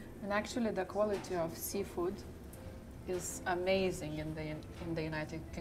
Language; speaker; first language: English; non-native, fluent; Lithuanian